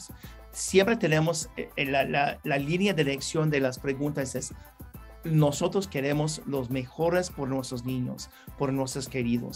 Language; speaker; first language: Spanish; non-native, learner; English